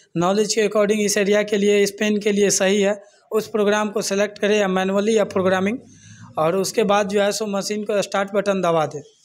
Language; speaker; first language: Hindi; native; Hindi